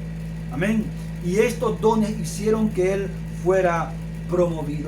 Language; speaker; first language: Spanish; native; Spanish